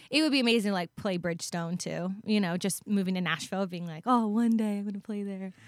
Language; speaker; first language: English; native; English